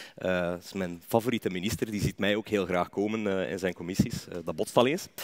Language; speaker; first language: Dutch; native; Dutch